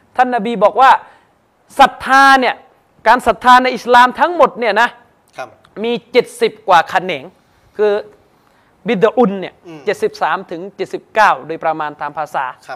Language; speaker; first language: Thai; non-native, local second language; Malay